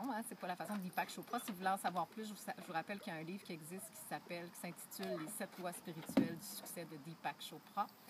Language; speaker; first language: French; native; French